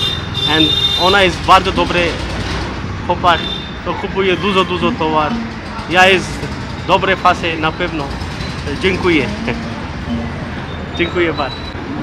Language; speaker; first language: Polish; non-native, learner; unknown